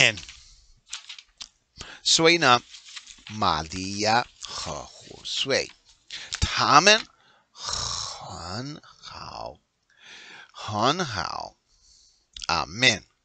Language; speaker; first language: Chinese; non-native, learner; English